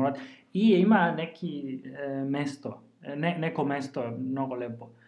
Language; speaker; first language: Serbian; non-native, learner; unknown